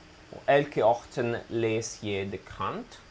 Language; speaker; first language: Dutch; non-native, fluent; Italian